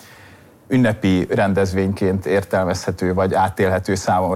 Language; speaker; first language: Hungarian; native; Hungarian